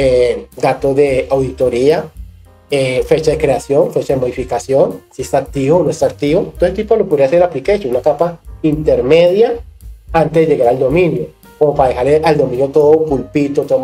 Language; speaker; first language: Spanish; native; Spanish